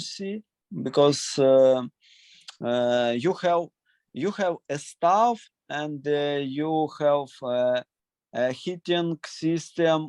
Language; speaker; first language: English; non-native, learner; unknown